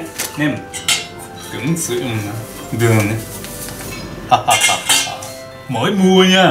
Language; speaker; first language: Vietnamese; non-native, learner; Japanese